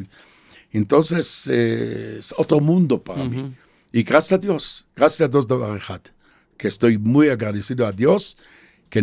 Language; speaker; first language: Spanish; non-native, fluent; Hebrew